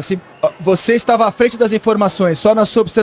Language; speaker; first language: Portuguese; native; Portuguese